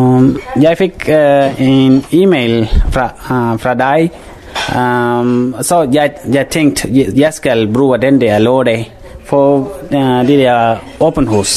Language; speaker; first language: Danish; non-native, fluent; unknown